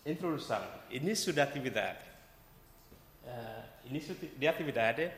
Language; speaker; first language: Portuguese; non-native, local second language; Tetum